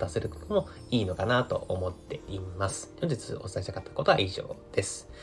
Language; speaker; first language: Japanese; native; Japanese